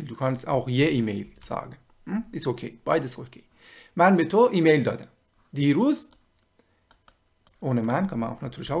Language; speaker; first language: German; non-native, fluent; Persian